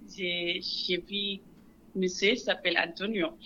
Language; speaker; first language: French; non-native, local second language; Wolof